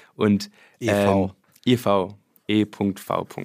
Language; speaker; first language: German; early bilingual, other home language; English